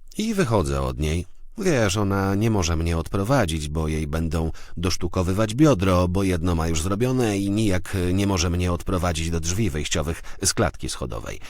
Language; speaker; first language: Polish; native; Polish